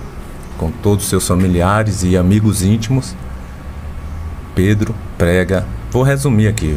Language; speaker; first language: Portuguese; native; Portuguese